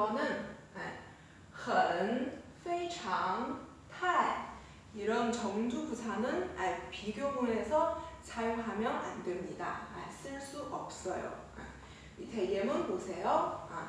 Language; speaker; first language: Korean; non-native, fluent; Chinese